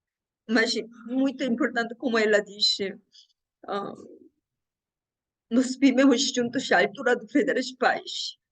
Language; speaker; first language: Portuguese; non-native, learner; Korean